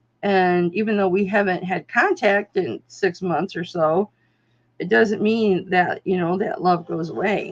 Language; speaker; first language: English; native; English